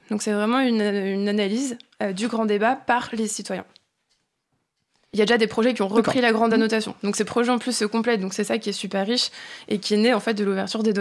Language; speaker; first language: French; native; French